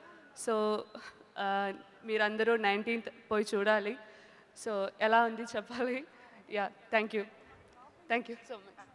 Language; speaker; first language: Telugu; non-native, learner; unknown